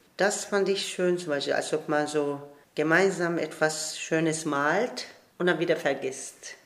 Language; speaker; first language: German; non-native, fluent; Turkish